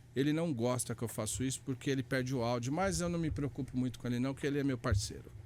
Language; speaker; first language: Portuguese; native; Portuguese